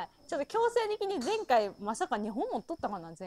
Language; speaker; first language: Japanese; native; Japanese